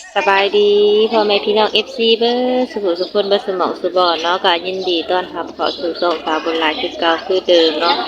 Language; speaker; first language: Thai; non-native, local second language; Lao